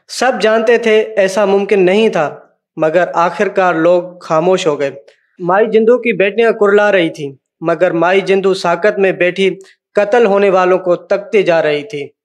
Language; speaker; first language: Urdu; non-native, local second language; Sindhi